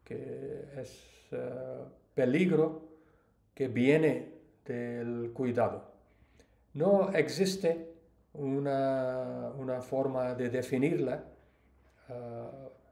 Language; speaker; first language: Spanish; non-native, learner; English